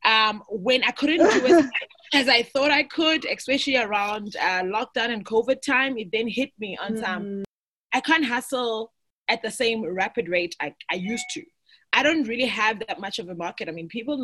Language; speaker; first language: English; non-native, local second language; Xhosa